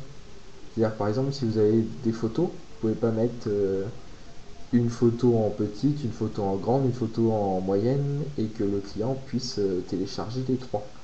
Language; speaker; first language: French; native; French